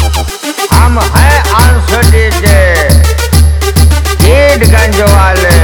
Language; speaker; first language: Hindi; non-native, local second language; Bhojpuri